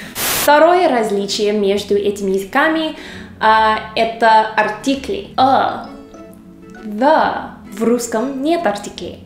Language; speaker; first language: Russian; non-native, fluent; English